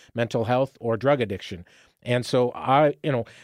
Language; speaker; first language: English; native; English